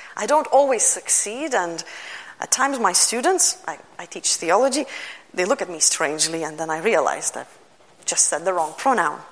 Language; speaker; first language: English; non-native, fluent; Lithuanian